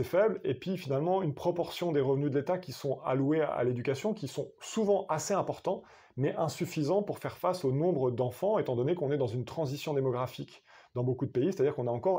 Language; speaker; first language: French; native; French